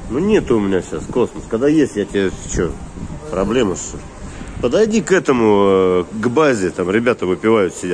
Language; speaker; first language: Russian; native; Russian